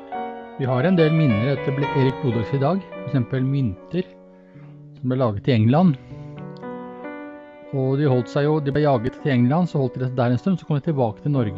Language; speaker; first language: Norwegian; native; Norwegian